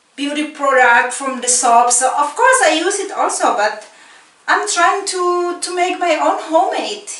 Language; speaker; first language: English; non-native, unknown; Indonesian